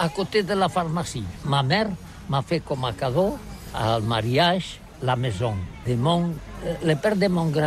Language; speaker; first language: French; non-native, learner; Catalan